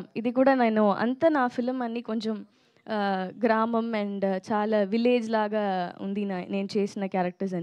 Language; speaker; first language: Telugu; non-native, local second language; Tamil